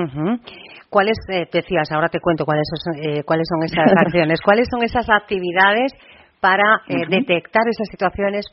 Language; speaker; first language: Spanish; native; Spanish